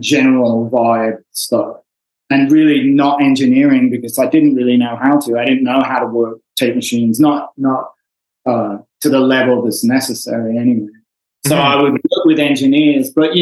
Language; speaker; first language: English; native; English